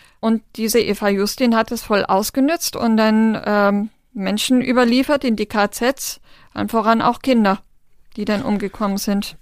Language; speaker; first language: German; non-native, local second language; Romany